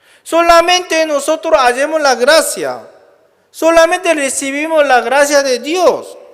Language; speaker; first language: Spanish; non-native, learner; Korean